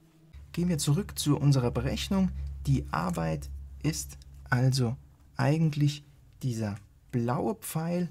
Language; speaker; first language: German; native; German